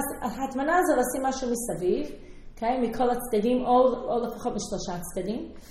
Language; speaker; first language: Hebrew; non-native, fluent; English